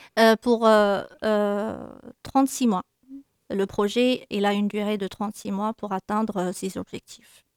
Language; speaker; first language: French; non-native, local second language; Arabic